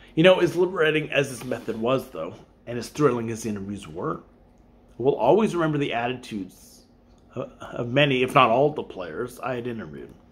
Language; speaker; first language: English; native; English